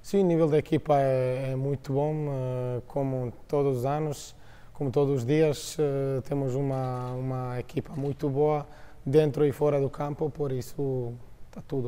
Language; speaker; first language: Portuguese; non-native, fluent; Croatian